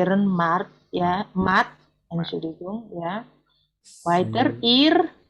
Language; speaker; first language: German; non-native, fluent; Indonesian